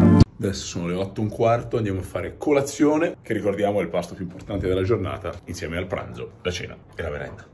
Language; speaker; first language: Italian; native; Italian